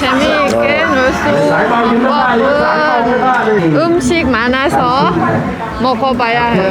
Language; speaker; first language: Korean; non-native, learner; Thai